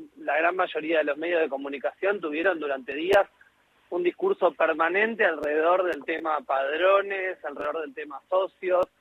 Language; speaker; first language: Spanish; native; Spanish